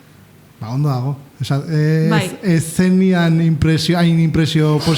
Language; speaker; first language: Basque; native; Basque